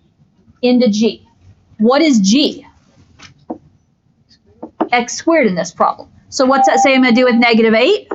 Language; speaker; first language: English; native; English